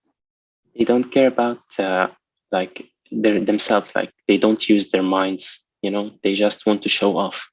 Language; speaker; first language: English; non-native, local second language; Arabic